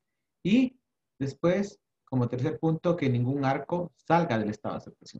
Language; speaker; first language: Spanish; native; Spanish